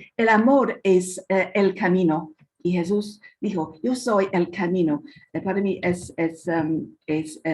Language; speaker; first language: Spanish; non-native, fluent; English